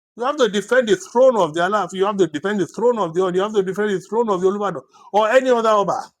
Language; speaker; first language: English; non-native, local second language; Yoruba